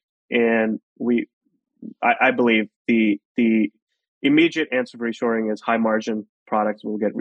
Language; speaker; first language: English; non-native, local second language; Hindi